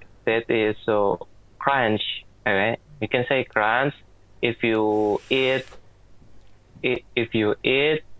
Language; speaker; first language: English; non-native, learner; Indonesian